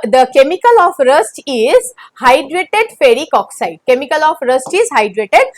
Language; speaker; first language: English; non-native, local second language; Bangla